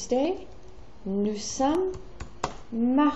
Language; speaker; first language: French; non-native, fluent; English